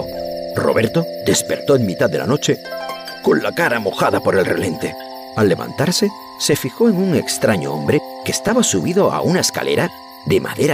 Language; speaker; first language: Spanish; native; Spanish